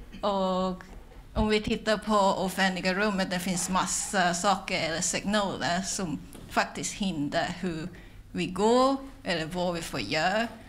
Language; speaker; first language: Swedish; non-native, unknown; Cantonese